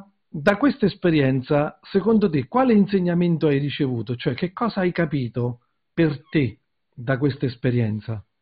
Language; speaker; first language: Italian; native; Italian